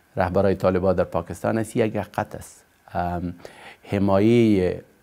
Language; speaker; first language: Persian; native; Persian